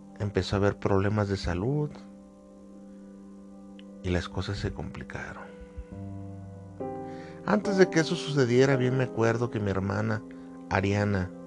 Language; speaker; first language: Spanish; native; Spanish